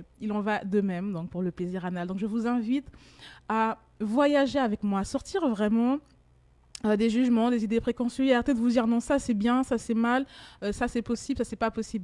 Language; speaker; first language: French; native; French